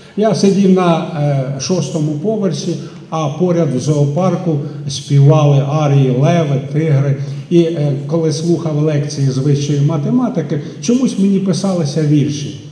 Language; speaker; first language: Ukrainian; native; Ukrainian